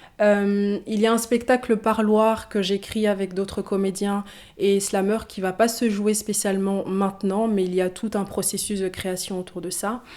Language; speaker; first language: French; early bilingual, other home language; Swahili